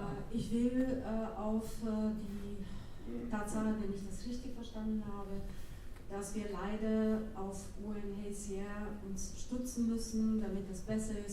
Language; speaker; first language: German; non-native, fluent; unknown